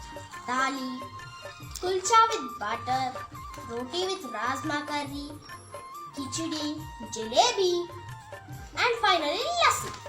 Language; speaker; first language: English; non-native, local second language; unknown